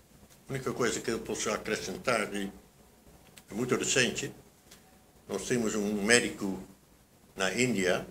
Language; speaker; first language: Portuguese; non-native, fluent; Dutch